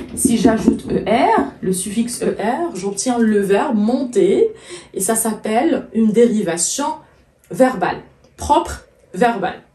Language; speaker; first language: French; non-native, local second language; Arabic